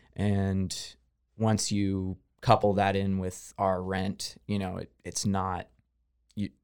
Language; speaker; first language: English; native; English